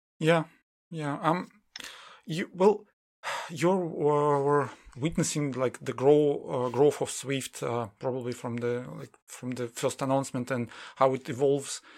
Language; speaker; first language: English; non-native, fluent; Russian